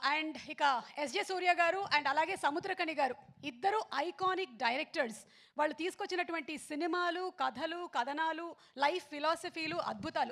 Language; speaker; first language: Telugu; native; Telugu